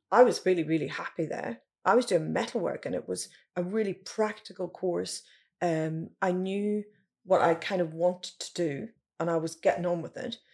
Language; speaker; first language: English; native; English